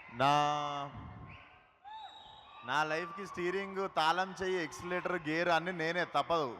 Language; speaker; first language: Telugu; native; Telugu